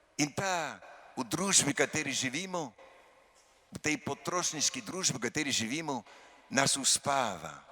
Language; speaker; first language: Slovenian; early bilingual, heritage; Slovenian